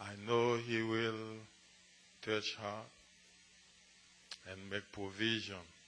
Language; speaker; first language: English; non-native, fluent; Haitian Creole